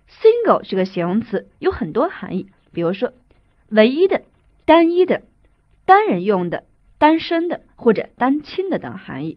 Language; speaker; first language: Chinese; native; Chinese